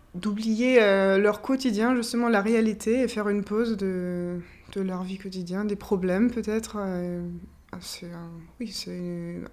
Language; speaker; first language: French; non-native, fluent; German